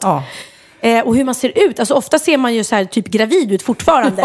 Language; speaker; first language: Swedish; native; Swedish